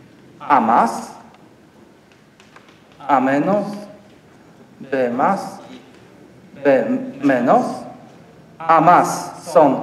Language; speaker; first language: Spanish; non-native, learner; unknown